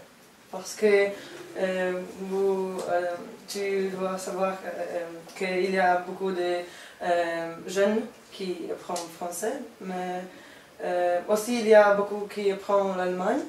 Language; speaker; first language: French; non-native, learner; Polish